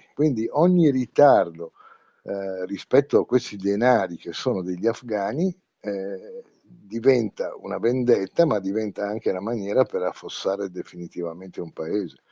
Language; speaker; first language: Italian; native; Italian